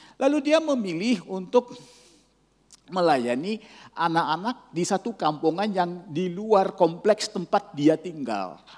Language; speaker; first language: Indonesian; non-native, fluent; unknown